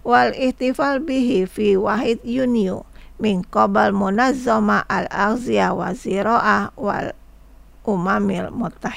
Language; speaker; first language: Arabic; non-native, fluent; Indonesian